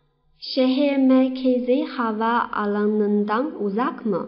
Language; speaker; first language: Turkish; non-native, fluent; Chinese